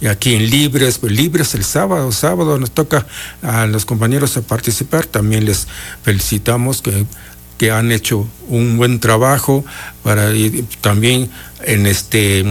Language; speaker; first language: Spanish; non-native, local second language; Mixtepec Mixtec